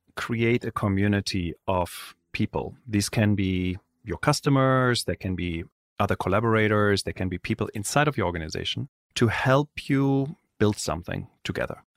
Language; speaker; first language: English; non-native, fluent; German